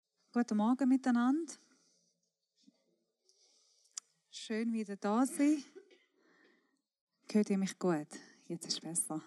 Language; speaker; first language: German; non-native, fluent; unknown